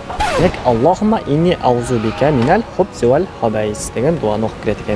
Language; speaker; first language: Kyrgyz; native; Kyrgyz